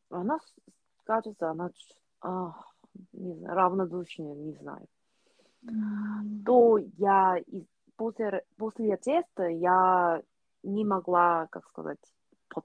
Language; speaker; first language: Russian; non-native, learner; Korean